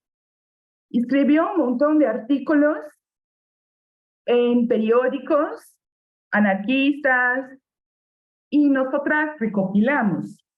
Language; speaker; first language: Spanish; non-native, fluent; Portuguese